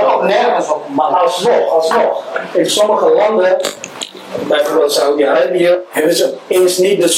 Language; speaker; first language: Dutch; non-native, fluent; Somali